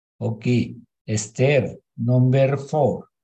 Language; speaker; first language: English; non-native, learner; Spanish